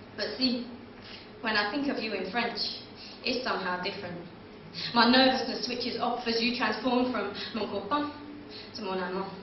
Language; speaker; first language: English; native; English